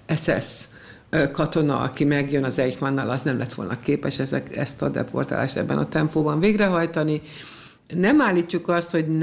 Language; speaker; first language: Hungarian; native; Hungarian